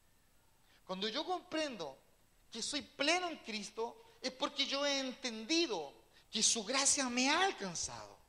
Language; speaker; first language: Spanish; native; Spanish